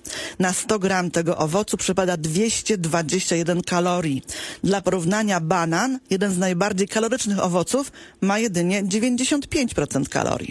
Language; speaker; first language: Polish; native; Polish